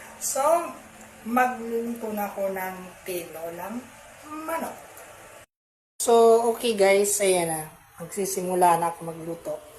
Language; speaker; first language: Filipino; non-native, local second language; Bikol